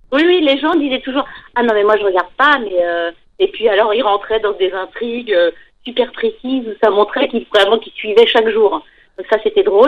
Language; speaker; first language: French; native; French